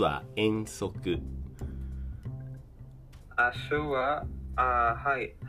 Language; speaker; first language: Japanese; non-native, learner; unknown